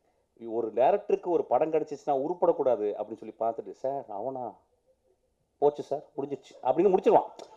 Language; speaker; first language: Tamil; native; Tamil